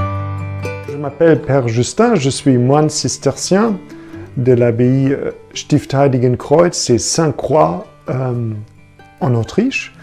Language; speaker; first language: French; non-native, fluent; German